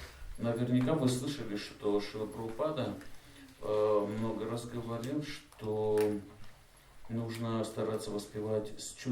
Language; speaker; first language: Russian; native; Russian